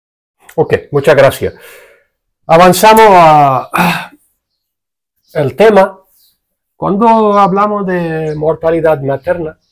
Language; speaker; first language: Spanish; non-native, fluent; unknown